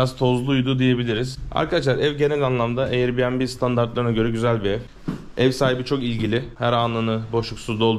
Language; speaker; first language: Turkish; native; Turkish